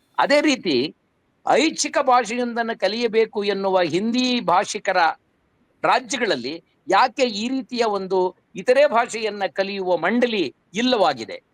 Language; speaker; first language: Kannada; native; Kannada